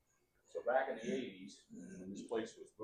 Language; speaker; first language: English; native; English